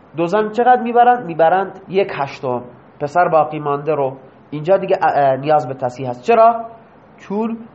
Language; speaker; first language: Persian; non-native, local second language; Baluchi